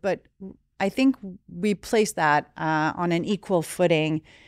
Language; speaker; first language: English; early bilingual, other home language; French